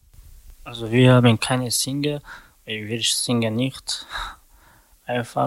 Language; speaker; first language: German; non-native, learner; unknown